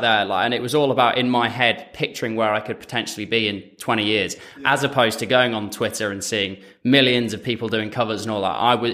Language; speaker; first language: English; native; English